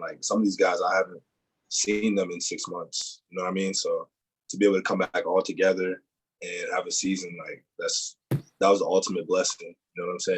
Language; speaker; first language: English; native; English